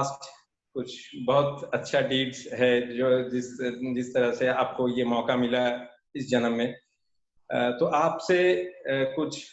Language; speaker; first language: Hindi; native; Hindi